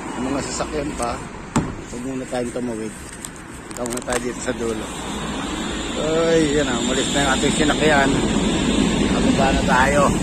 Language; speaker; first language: Filipino; native; Filipino